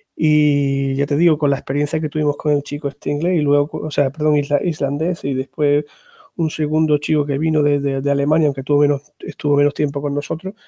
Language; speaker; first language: Spanish; native; Spanish